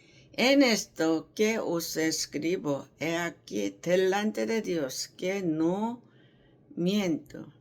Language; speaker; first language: Spanish; non-native, learner; Korean